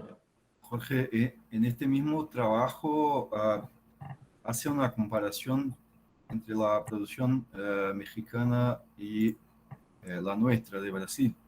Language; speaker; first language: Spanish; non-native, fluent; Portuguese